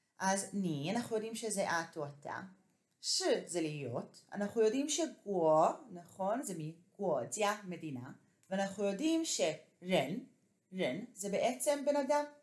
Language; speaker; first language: Hebrew; native; Hebrew